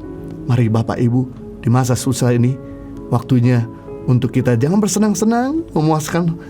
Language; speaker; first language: Indonesian; native; Indonesian